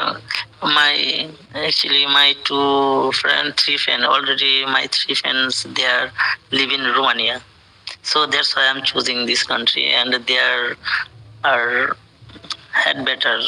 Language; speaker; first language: English; non-native, learner; Bangla